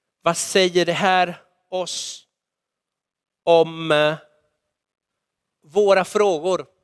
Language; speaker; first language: Swedish; non-native, fluent; Spanish